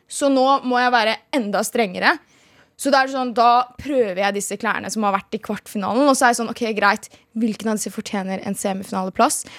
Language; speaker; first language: Norwegian; native; Norwegian